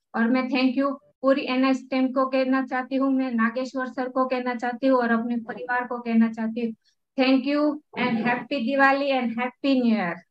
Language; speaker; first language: Hindi; non-native, local second language; Gujarati